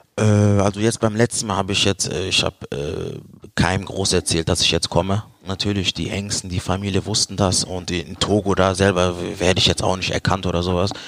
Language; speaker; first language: German; early bilingual, other home language; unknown